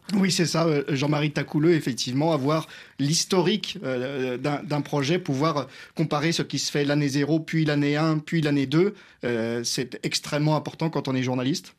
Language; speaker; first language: French; native; French